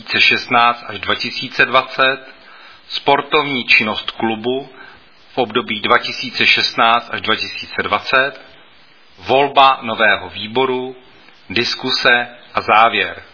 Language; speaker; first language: Czech; native; Czech